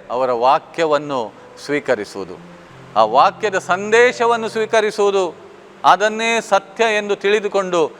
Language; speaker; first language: Kannada; non-native, local second language; Konkani